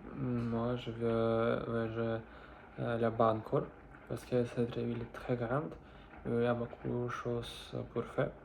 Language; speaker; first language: French; non-native, learner; Russian